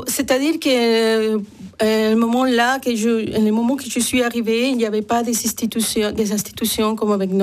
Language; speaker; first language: French; non-native, fluent; Spanish